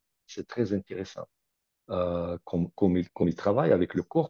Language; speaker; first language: French; non-native, fluent; Russian